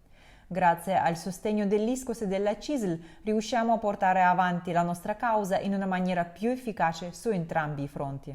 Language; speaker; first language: Italian; non-native, fluent; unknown